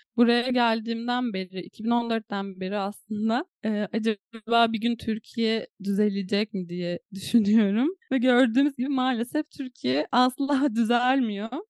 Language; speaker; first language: Turkish; native; Turkish